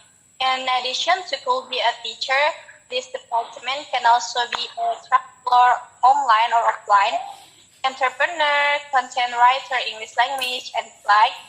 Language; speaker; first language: English; non-native, learner; Indonesian